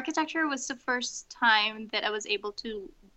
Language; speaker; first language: English; non-native, local second language; Filipino